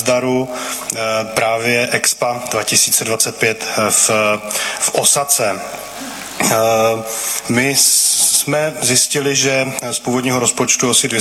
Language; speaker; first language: Czech; native; Czech